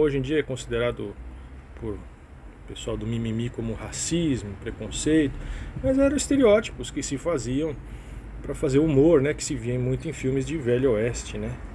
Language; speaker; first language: Portuguese; native; Portuguese